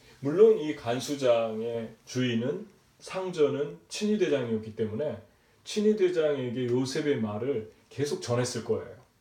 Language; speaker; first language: Korean; native; Korean